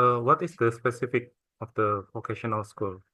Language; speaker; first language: English; non-native, fluent; Indonesian